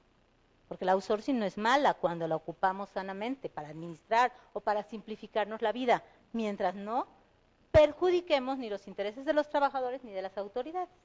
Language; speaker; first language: Spanish; native; Spanish